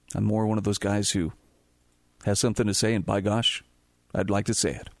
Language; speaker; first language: English; native; English